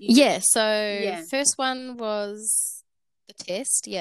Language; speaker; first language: English; native; English